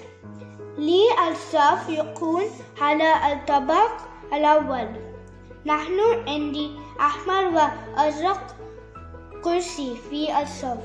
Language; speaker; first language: Arabic; non-native, learner; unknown